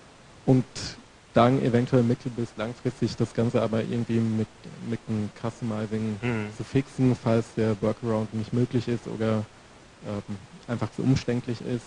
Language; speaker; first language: German; native; German